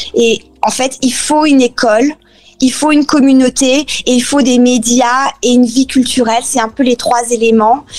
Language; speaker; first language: French; early bilingual, other home language; Spanish